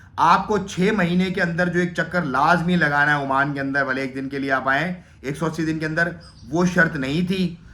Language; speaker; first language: Urdu; native; Urdu